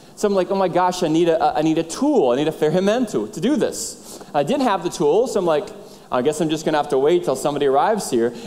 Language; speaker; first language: English; native; English